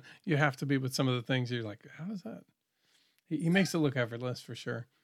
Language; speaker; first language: English; native; English